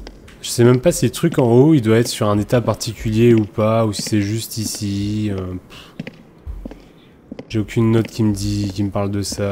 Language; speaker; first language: French; native; French